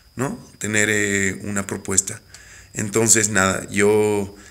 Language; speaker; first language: Spanish; native; Spanish